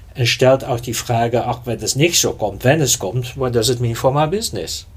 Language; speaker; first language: German; non-native, fluent; Dutch